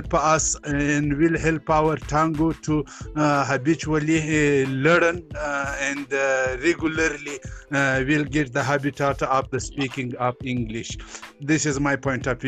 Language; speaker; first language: English; non-native, learner; Persian